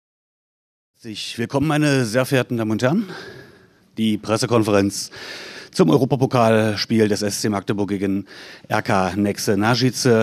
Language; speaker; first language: German; native; German